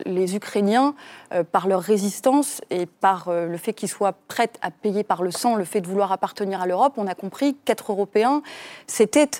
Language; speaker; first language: French; native; French